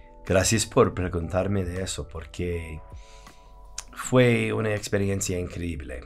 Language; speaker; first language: Spanish; non-native, fluent; English